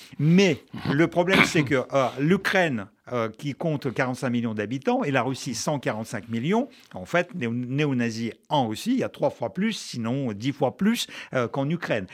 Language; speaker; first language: French; non-native, fluent; Russian